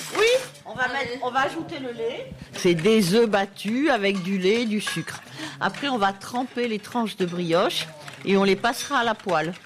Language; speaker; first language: French; native; French